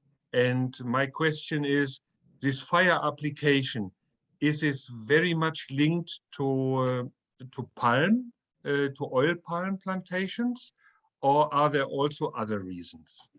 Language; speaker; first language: English; non-native, fluent; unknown